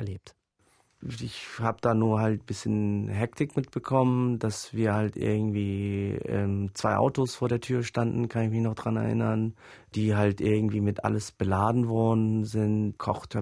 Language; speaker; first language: German; early bilingual, other home language; Pashto